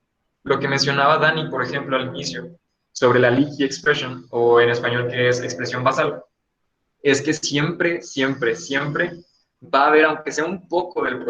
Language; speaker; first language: Spanish; native; Spanish